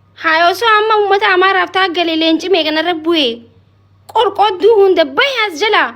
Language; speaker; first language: Amharic; non-native, local second language; Oromo